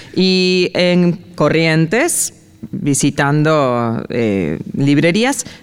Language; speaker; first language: Spanish; native; Spanish